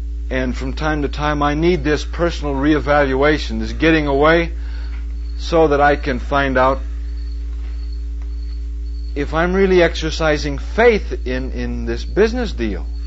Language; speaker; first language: English; native; English